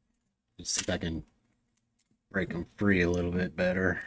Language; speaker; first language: English; native; English